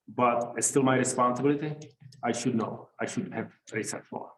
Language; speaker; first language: English; non-native, fluent; Czech